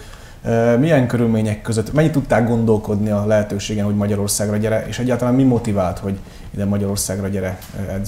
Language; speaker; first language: Hungarian; native; Hungarian